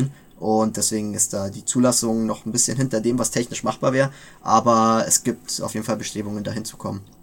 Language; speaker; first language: German; native; German